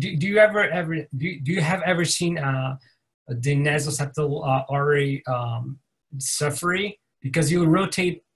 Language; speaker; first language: English; non-native, fluent; Portuguese